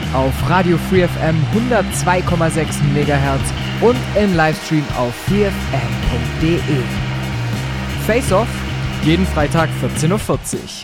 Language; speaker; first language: German; native; German